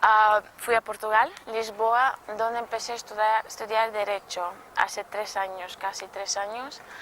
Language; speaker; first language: Spanish; non-native, local second language; Portuguese